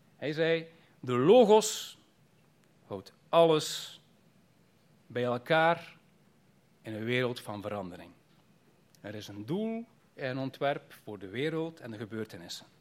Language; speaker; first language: Dutch; native; Dutch